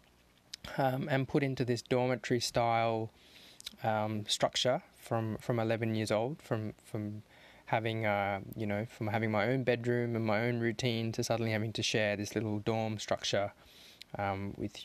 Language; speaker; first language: English; native; English